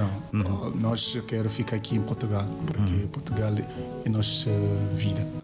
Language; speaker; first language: Portuguese; non-native, learner; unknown